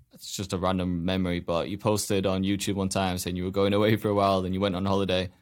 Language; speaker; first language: English; native; English